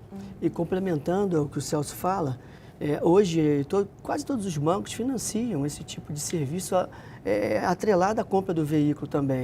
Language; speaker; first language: Portuguese; native; Portuguese